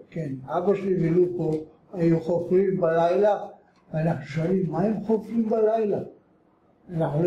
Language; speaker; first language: Hebrew; non-native, fluent; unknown